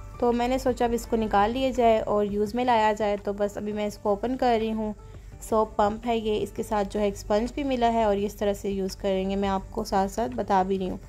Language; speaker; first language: Urdu; native; Urdu